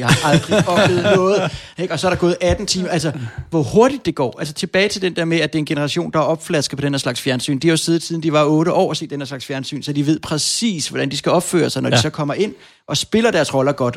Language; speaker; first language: Danish; native; Danish